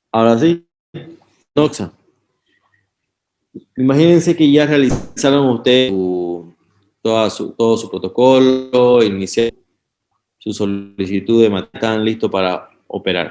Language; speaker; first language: Spanish; native; Spanish